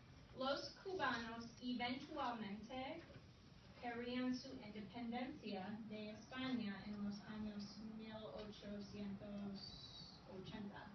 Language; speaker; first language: Spanish; non-native, fluent; English